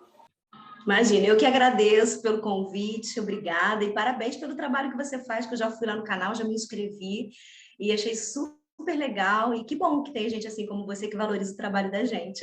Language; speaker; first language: Portuguese; native; Portuguese